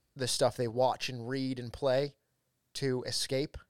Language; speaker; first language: English; native; English